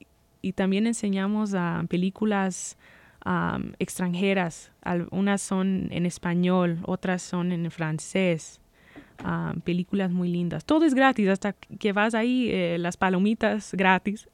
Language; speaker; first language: Spanish; early bilingual, heritage; Spanish